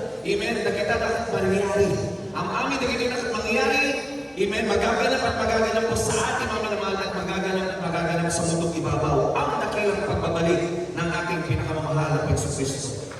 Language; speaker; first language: Filipino; non-native, local second language; Iloko